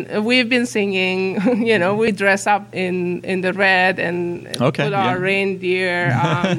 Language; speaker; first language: English; non-native, fluent; Uzbek